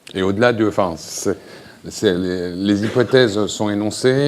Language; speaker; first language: French; native; French